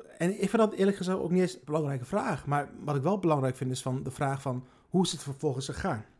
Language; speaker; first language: Dutch; early bilingual, other home language; Turkish